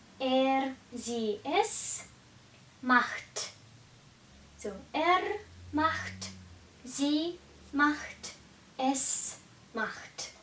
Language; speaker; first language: German; non-native, fluent; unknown